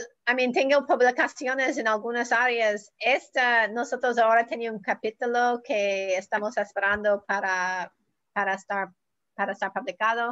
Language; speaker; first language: Spanish; non-native, learner; English